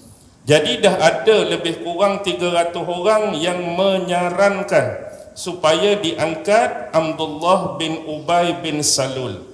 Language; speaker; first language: Malay; native; Malay